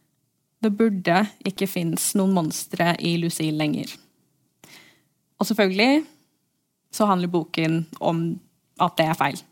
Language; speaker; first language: Norwegian; early bilingual, heritage; English